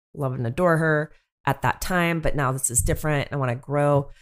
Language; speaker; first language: English; native; English